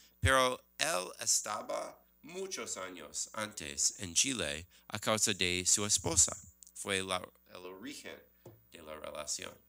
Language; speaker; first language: Spanish; non-native, learner; English